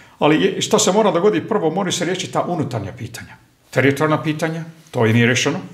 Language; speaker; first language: Croatian; early bilingual, heritage; Croatian